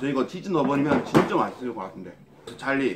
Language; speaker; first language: Korean; non-native, fluent; English